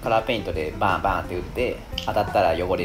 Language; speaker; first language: Japanese; native; Japanese